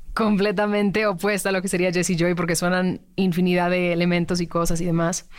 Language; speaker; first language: Spanish; native; Spanish